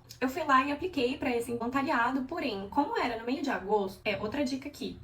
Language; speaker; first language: Portuguese; native; Portuguese